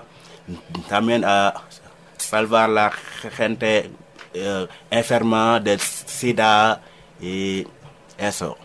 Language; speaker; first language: Spanish; non-native, learner; Wolof